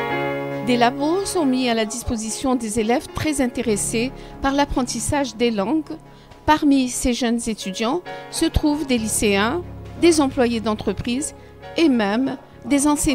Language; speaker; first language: French; non-native, local second language; Arabic